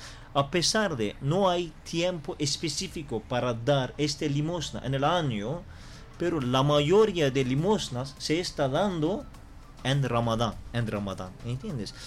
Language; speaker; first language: Spanish; non-native, learner; Turkish